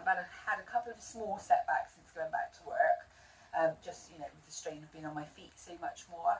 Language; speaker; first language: English; native; English